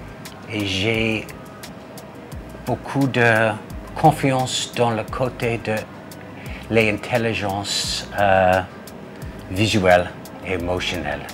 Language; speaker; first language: French; non-native, fluent; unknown